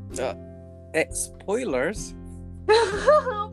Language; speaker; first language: Japanese; non-native, learner; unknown